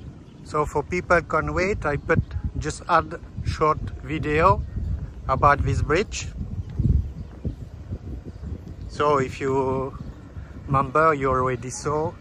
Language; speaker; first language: English; non-native, learner; Dutch